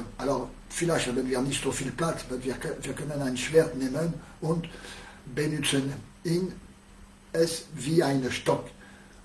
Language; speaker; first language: German; non-native, learner; French